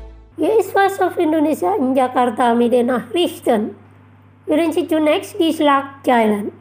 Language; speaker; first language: German; non-native, fluent; Indonesian